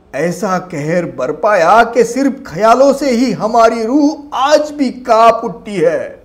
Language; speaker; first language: Hindi; non-native, local second language; Marathi